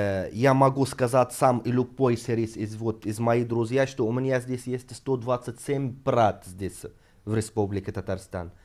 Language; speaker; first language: Russian; non-native, fluent; Arabic